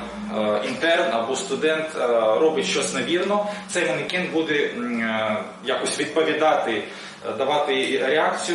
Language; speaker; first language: Ukrainian; native; Ukrainian